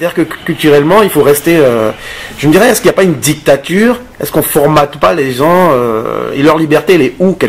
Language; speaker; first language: French; native; French